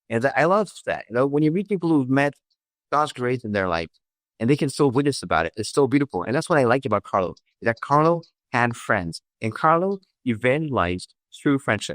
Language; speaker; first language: English; non-native, fluent; French